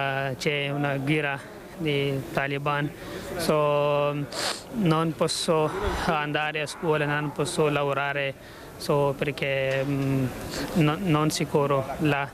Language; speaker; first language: Italian; non-native, learner; Pashto